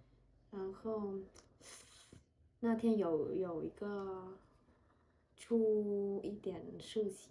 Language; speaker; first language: Chinese; non-native, learner; Vietnamese